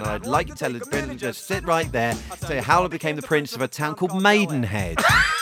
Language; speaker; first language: English; native; English